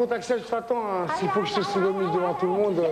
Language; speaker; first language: French; native; French